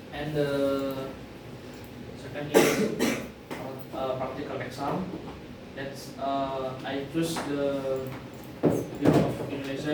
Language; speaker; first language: English; non-native, learner; Indonesian